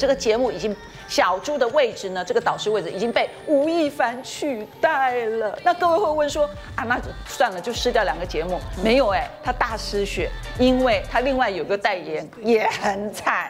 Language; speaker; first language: Chinese; native; Chinese